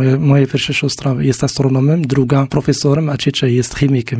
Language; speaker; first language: Polish; non-native, learner; Arabic